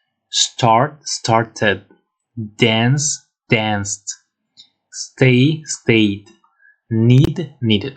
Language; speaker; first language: English; non-native, fluent; Turkish